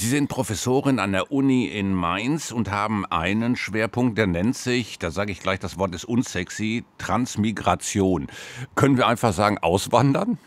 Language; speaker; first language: German; native; German